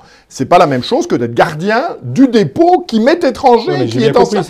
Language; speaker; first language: French; native; French